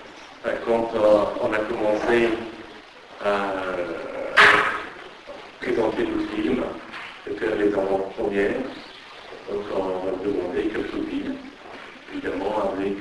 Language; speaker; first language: French; non-native, fluent; Persian